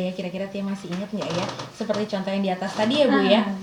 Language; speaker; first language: Indonesian; native; Indonesian